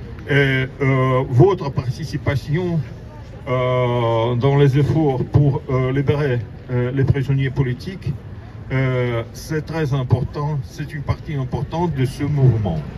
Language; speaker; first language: French; non-native, learner; Russian